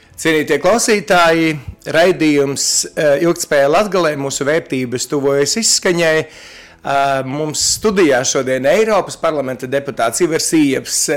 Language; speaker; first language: Latvian; native; Latvian